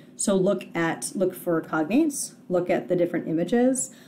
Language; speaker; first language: English; native; English